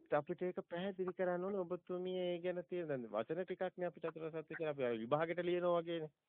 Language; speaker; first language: Sinhala; native; Sinhala